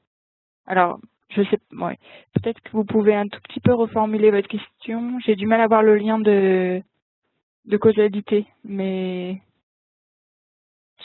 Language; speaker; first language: French; native; French